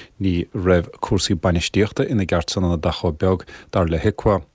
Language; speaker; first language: Irish; native; Irish